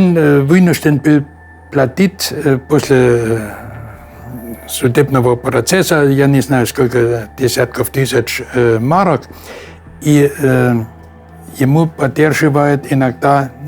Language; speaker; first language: Russian; non-native, fluent; German